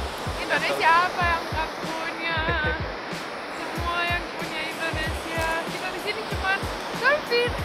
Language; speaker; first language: Indonesian; non-native, fluent; Romanian